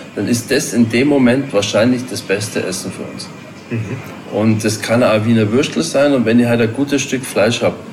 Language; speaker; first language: German; native; German